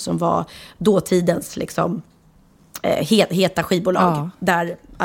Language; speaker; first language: Swedish; native; Swedish